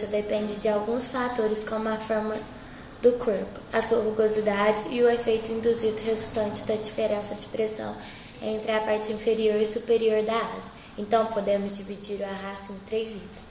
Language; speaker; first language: Portuguese; native; Portuguese